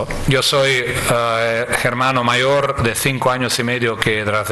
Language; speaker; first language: Spanish; non-native, fluent; Croatian